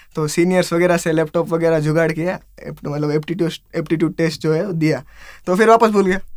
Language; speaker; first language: Hindi; non-native, local second language; Gujarati